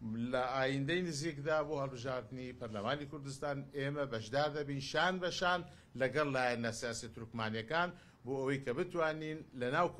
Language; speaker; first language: Central Kurdish; non-native, local second language; Azerbaijani